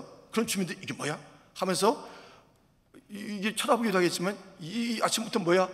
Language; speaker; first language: Korean; native; Korean